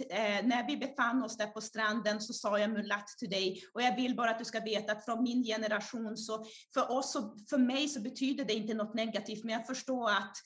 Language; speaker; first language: Swedish; early bilingual, other home language; Portuguese